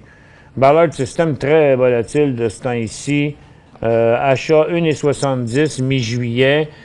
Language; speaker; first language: French; native; French